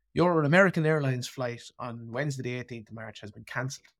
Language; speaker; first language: English; native; English